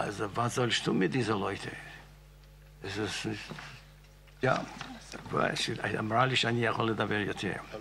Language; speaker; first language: German; non-native, fluent; Yiddish